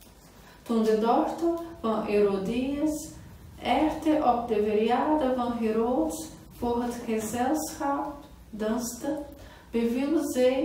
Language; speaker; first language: Dutch; non-native, fluent; Portuguese